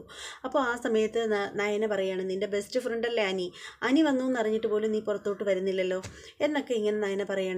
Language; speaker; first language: Malayalam; native; Malayalam